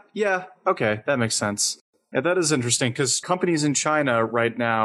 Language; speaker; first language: English; native; English